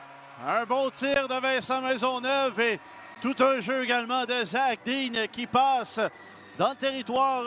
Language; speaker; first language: French; native; French